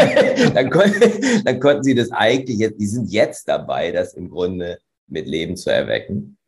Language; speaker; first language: German; native; German